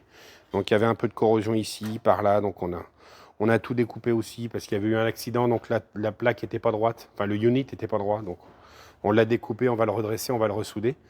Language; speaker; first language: French; native; French